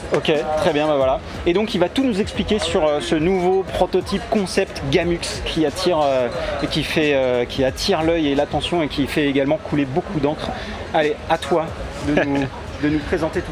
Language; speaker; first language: French; native; French